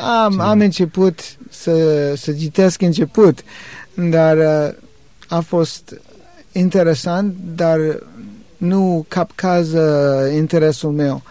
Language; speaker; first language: Romanian; non-native, learner; English